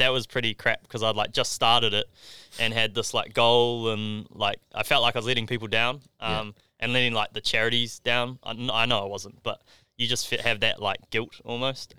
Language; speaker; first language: English; native; English